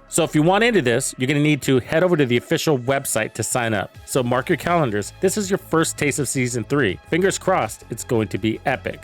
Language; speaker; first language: English; native; English